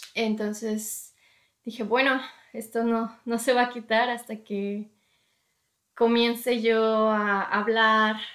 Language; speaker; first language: Spanish; native; Spanish